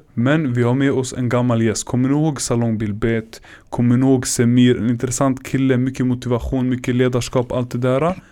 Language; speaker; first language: Swedish; early bilingual, other home language; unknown